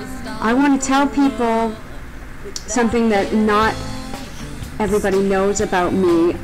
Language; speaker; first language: English; native; English